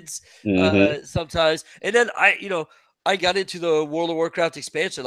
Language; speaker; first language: English; non-native, fluent; French